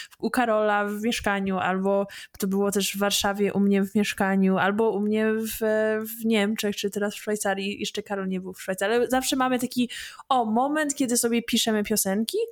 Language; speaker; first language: Polish; early bilingual, heritage; English